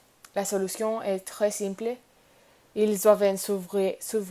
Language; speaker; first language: French; non-native, learner; Spanish